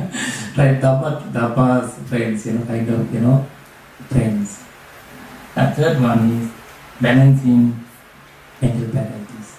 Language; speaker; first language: English; non-native, learner; Sinhala